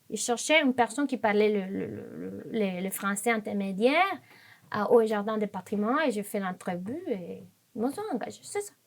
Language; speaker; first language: French; non-native, fluent; Spanish